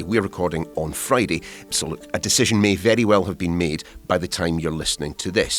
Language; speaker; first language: English; native; English